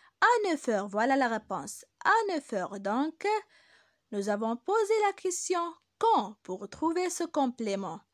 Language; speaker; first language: French; non-native, local second language; Arabic